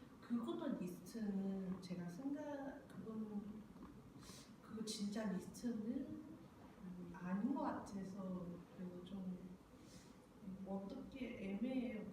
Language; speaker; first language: Korean; non-native, learner; Chinese